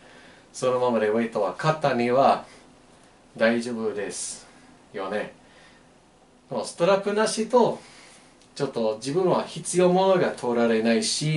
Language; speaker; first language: Japanese; non-native, learner; English